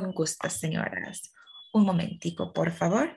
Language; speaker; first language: Spanish; non-native, fluent; English